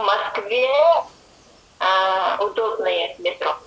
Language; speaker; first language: Russian; non-native, learner; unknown